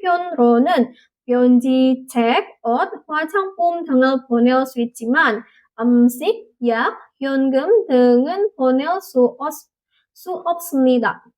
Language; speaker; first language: Korean; non-native, fluent; Indonesian